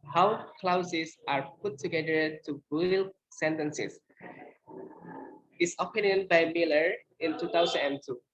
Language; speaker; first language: English; non-native, learner; Indonesian